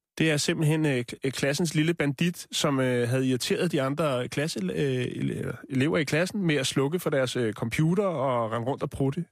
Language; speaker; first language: Danish; native; Danish